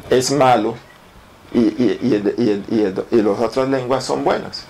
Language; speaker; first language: Spanish; non-native, local second language; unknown